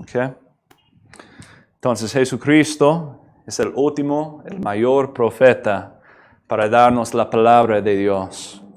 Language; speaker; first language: Spanish; non-native, fluent; English